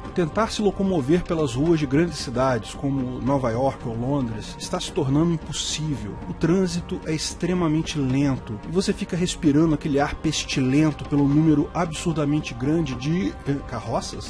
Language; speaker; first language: Portuguese; native; Portuguese